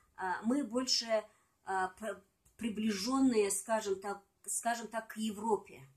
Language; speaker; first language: Russian; non-native, local second language; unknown